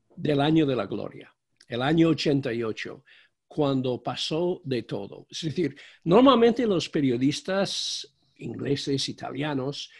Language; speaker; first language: Spanish; non-native, fluent; English